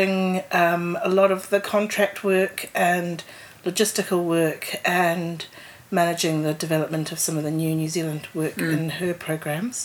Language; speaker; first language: English; native; English